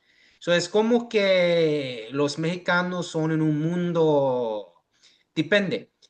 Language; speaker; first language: Spanish; early bilingual, heritage; English